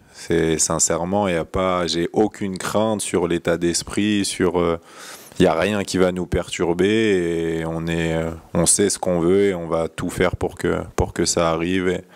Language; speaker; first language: French; native; French